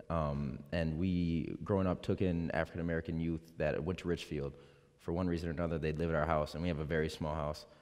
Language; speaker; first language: English; native; English